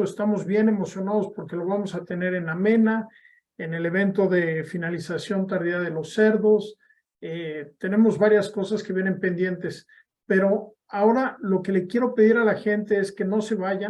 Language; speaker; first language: Spanish; native; Spanish